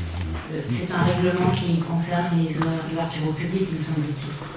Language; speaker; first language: French; native; French